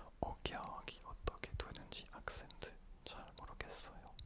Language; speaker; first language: Korean; non-native, learner; French